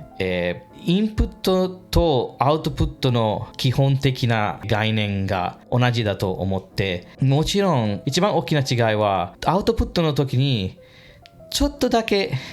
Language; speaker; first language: Japanese; non-native, fluent; English